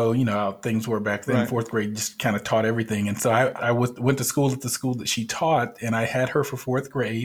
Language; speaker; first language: English; native; English